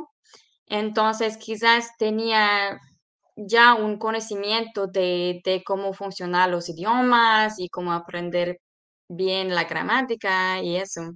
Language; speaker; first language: Spanish; non-native, fluent; English